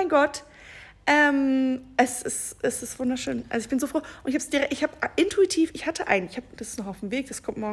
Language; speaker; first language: German; native; German